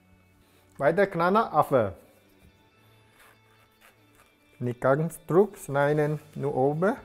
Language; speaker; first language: German; non-native, learner; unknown